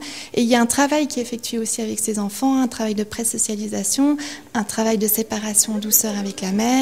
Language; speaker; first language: French; native; French